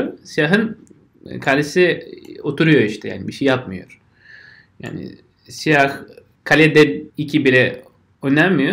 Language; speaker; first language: Turkish; non-native, fluent; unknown